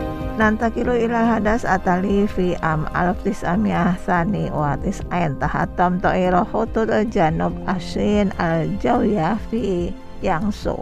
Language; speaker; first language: Arabic; non-native, fluent; Indonesian